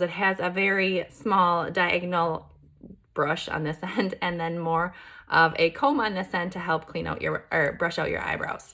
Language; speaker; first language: English; native; English